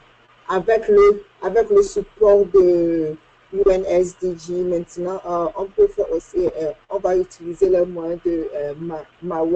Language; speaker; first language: French; non-native, fluent; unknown